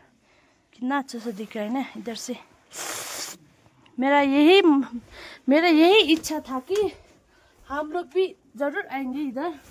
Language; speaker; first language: Hindi; non-native, local second language; Nepali